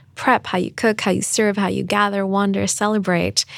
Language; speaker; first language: English; non-native, local second language; Urdu